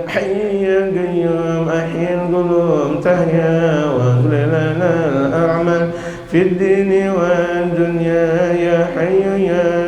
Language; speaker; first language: Arabic; non-native, fluent; Indonesian